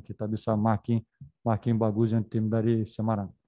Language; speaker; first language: Indonesian; non-native, fluent; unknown